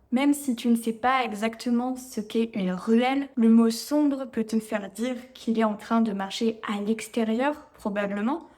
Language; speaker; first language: French; native; French